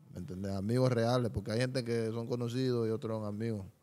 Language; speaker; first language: Spanish; native; Spanish